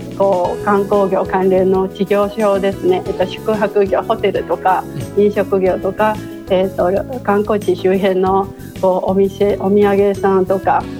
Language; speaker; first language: Japanese; non-native, fluent; Chinese